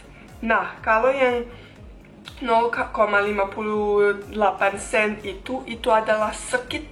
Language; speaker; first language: Indonesian; non-native, fluent; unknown